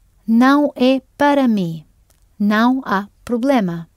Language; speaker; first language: Portuguese; non-native, fluent; English